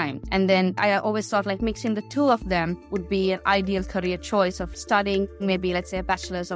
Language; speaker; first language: English; non-native, local second language; Sinhala